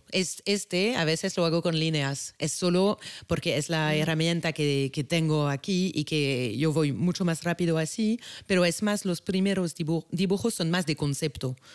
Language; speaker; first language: Spanish; non-native, fluent; French